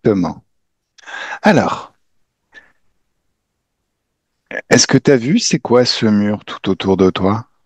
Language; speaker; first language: French; native; French